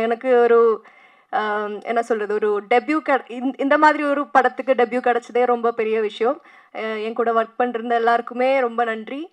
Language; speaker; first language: Tamil; non-native, learner; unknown